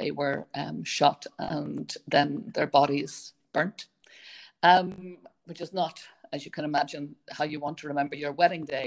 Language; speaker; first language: English; native; English